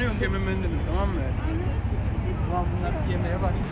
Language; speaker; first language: Turkish; non-native, learner; Japanese